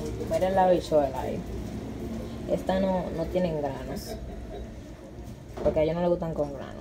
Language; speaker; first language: Spanish; native; Spanish